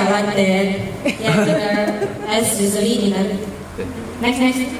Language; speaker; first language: English; non-native, fluent; Indonesian